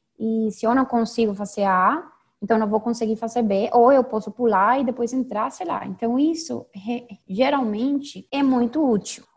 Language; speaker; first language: Portuguese; non-native, fluent; Spanish